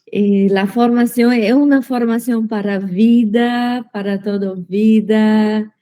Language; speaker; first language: Spanish; non-native, learner; Portuguese